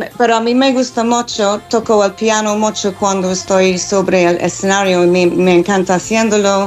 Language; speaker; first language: Spanish; non-native, fluent; English